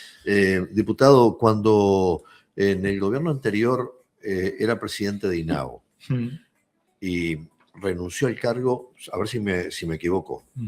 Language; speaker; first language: Spanish; native; Spanish